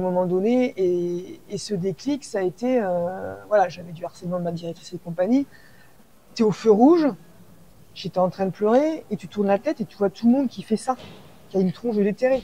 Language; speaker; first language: French; native; French